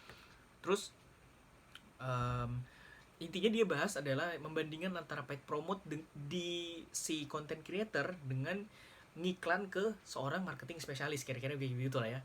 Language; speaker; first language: Indonesian; native; Indonesian